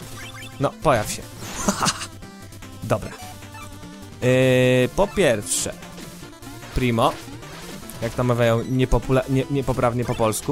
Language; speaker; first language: Polish; native; Polish